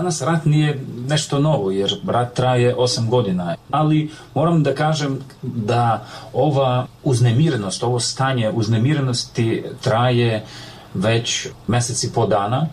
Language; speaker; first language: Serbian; non-native, fluent; Ukrainian